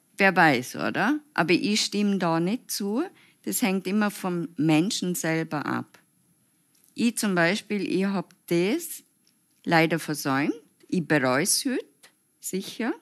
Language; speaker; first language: German; non-native, fluent; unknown